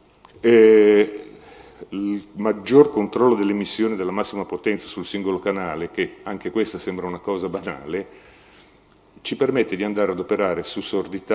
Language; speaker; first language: Italian; native; Italian